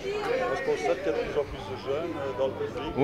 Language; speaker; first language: French; native; French